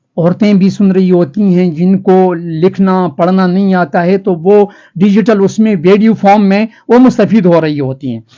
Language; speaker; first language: Urdu; non-native, local second language; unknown